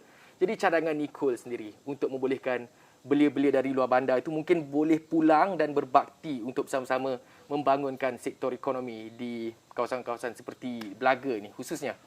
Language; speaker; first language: Malay; native; Malay